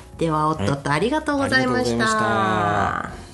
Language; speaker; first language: Japanese; native; Japanese